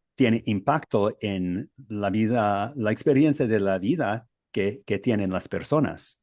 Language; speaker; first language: Spanish; non-native, learner; English